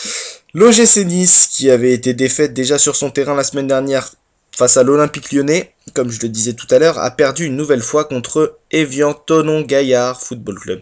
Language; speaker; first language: French; native; French